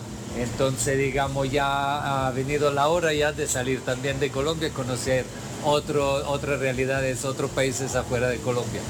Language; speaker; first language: Spanish; non-native, fluent; Italian